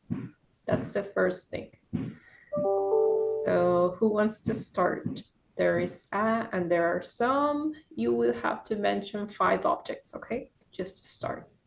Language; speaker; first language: English; non-native, fluent; Spanish